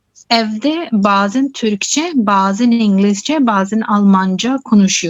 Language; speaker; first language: Turkish; non-native, learner; Urdu